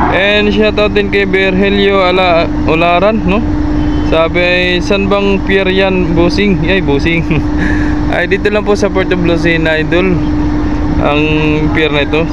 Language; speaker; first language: Filipino; non-native, local second language; Cebuano